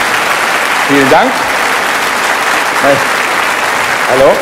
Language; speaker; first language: German; native; German